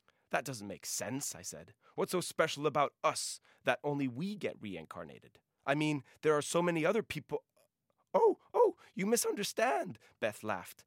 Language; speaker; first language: English; non-native, local second language; Norwegian